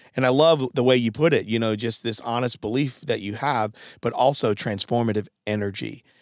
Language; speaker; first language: English; native; English